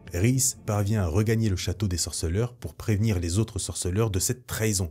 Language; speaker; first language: French; native; French